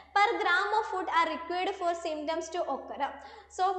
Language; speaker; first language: English; non-native, local second language; Malayalam